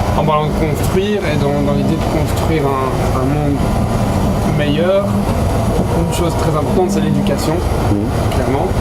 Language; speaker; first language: French; native; French